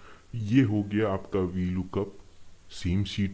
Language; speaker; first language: Hindi; native; Hindi